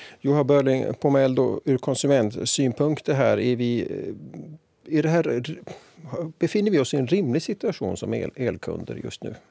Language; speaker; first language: Swedish; native; Swedish